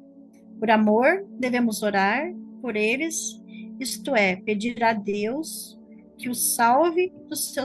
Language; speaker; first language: Portuguese; native; Portuguese